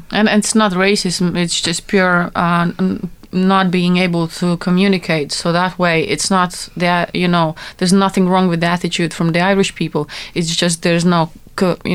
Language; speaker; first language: English; non-native, fluent; Latvian